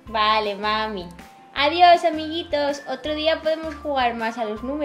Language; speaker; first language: Spanish; native; Spanish